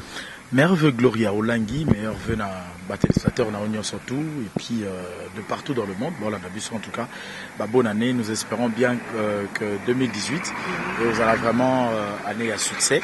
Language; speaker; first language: French; non-native, local second language; Lingala